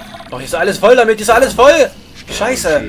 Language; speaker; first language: German; native; German